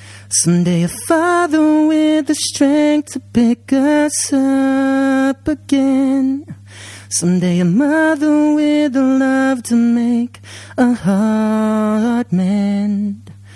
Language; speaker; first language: English; native; English